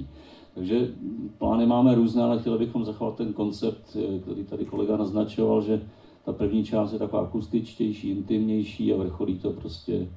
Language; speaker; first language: Czech; native; Czech